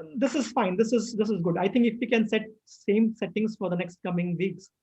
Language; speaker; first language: English; non-native, local second language; Marathi